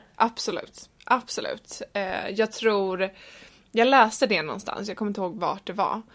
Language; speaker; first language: Swedish; native; Swedish